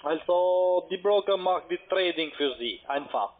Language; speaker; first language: German; non-native, learner; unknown